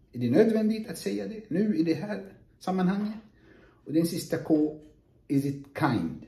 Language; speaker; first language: Swedish; non-native, fluent; Arabic